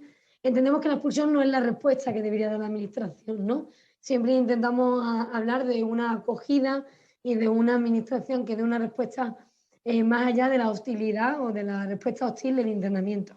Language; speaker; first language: Spanish; native; Spanish